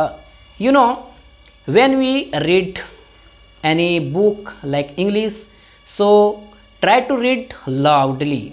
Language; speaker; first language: English; non-native, learner; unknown